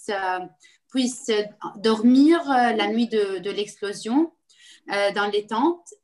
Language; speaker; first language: French; non-native, local second language; Arabic